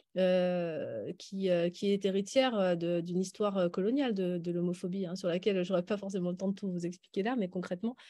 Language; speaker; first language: French; native; French